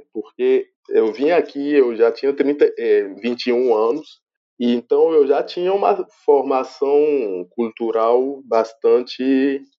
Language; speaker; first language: Portuguese; non-native, fluent; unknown